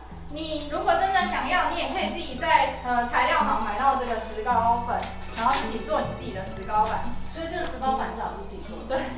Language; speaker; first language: Chinese; native; Chinese